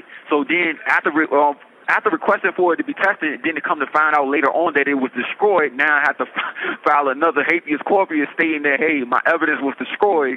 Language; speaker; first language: English; native; English